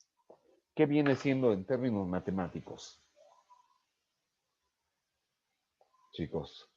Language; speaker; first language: Spanish; native; Spanish